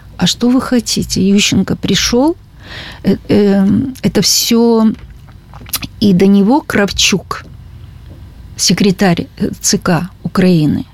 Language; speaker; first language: Russian; native; Russian